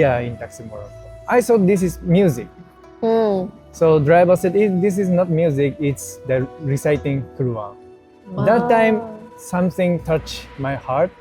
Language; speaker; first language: English; non-native, learner; Japanese